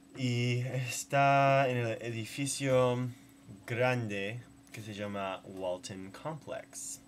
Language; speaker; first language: Spanish; non-native, learner; English